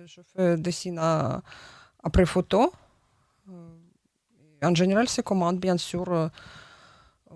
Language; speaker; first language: French; non-native, learner; Russian